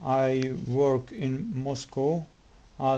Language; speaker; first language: English; non-native, learner; Russian